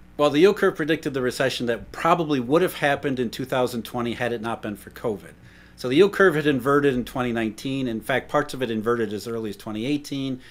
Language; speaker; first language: English; native; English